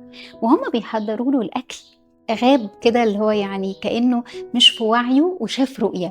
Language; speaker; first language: Arabic; native; Arabic